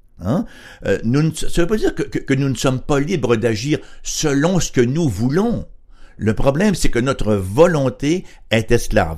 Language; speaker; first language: French; native; French